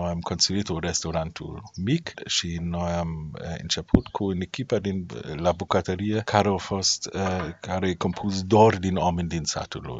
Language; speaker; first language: Romanian; non-native, learner; German